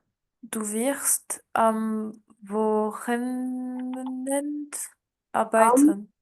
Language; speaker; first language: German; non-native, learner; French